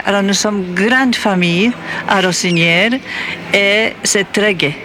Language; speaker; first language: French; non-native, fluent; Japanese